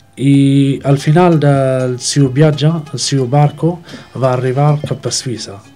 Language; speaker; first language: Catalan; non-native, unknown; Arabic